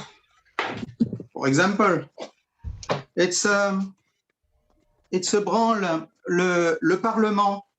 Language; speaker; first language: English; non-native, fluent; French